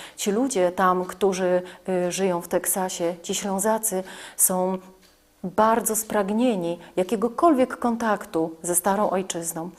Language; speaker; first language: Polish; native; Polish